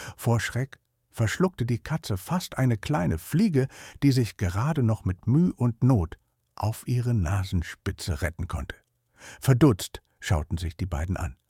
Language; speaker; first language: German; native; German